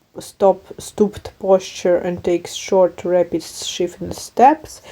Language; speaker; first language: English; non-native, learner; Ukrainian